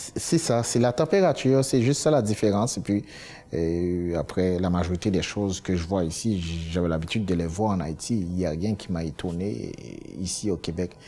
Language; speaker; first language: French; non-native, local second language; Haitian Creole